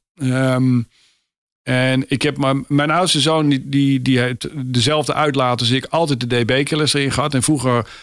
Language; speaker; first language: Dutch; native; Dutch